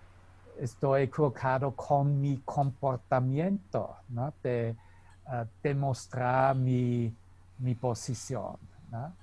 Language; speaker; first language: Spanish; non-native, fluent; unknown